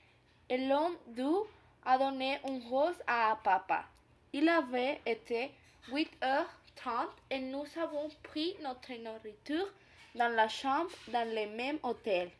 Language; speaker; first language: French; non-native, learner; Spanish